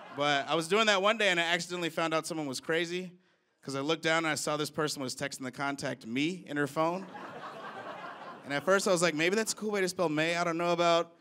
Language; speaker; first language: English; native; English